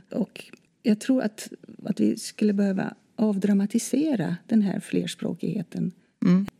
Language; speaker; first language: Swedish; non-native, fluent; Dutch